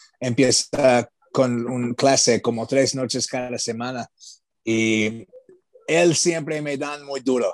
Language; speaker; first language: Spanish; non-native, learner; English